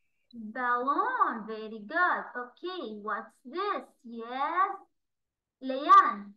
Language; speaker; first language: English; non-native, fluent; Arabic